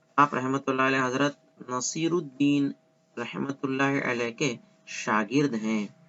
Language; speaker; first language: Urdu; native; Urdu